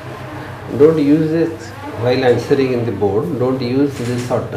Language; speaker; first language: English; non-native, local second language; Odia